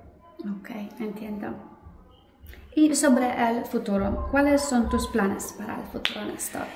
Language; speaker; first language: Spanish; non-native, fluent; Polish